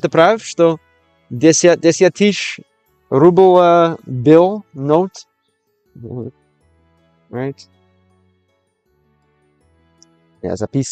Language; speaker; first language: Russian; non-native, learner; English